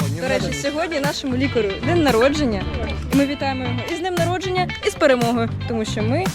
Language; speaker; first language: Ukrainian; native; Ukrainian